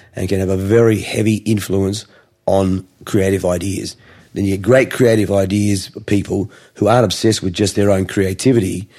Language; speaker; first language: English; native; English